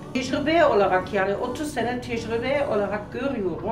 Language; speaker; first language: Turkish; non-native, learner; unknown